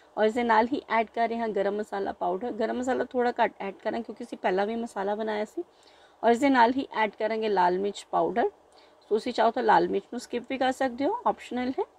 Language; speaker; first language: Hindi; non-native, local second language; Punjabi